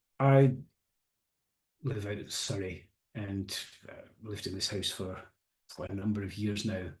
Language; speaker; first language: English; native; English